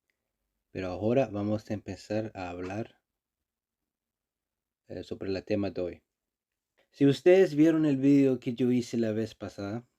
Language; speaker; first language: Spanish; non-native, learner; Icelandic